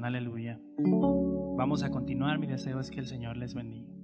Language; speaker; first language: Spanish; native; Spanish